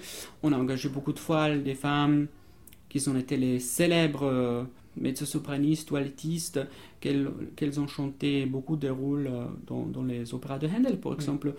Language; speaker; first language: French; non-native, fluent; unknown